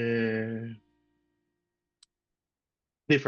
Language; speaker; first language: English; non-native, learner; Spanish